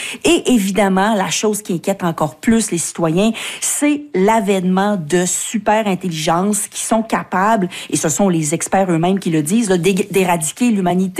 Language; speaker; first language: French; native; French